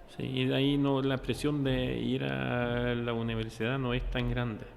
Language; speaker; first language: Spanish; non-native, fluent; Norwegian